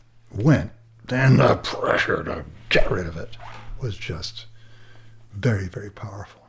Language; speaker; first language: English; native; English